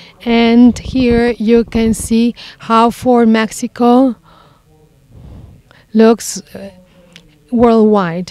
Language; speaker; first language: English; non-native, fluent; Spanish